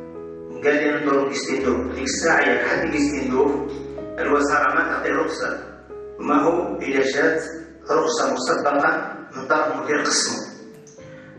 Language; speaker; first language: Arabic; native; Arabic